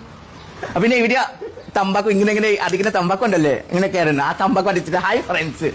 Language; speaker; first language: Malayalam; non-native, fluent; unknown